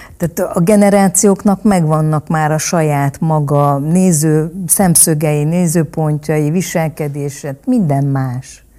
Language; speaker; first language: Hungarian; early bilingual, other home language; Vietnamese